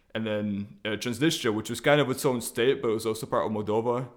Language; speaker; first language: English; early bilingual, other home language; Russian